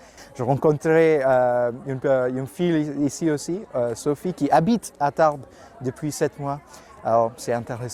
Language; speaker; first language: French; non-native, learner; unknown